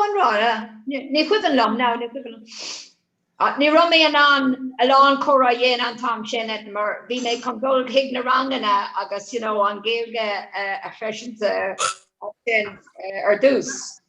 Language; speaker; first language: Irish; non-native, learner; English